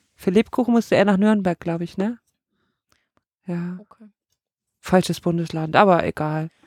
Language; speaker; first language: German; native; German